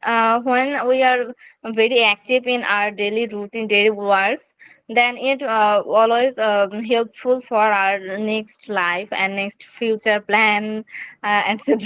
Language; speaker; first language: English; non-native, learner; Bangla